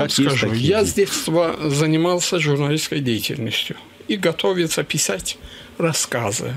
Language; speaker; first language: Russian; non-native, local second language; Azerbaijani